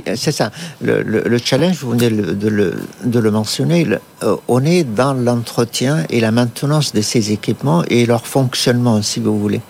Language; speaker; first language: French; non-native, fluent; Arabic